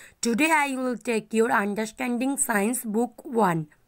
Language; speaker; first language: English; non-native, local second language; Bangla